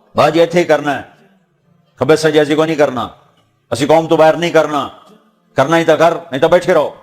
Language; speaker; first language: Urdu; non-native, local second language; Punjabi